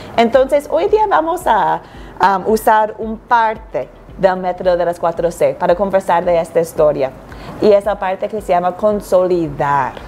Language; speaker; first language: Spanish; non-native, fluent; English